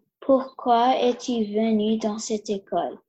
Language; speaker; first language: French; non-native, learner; English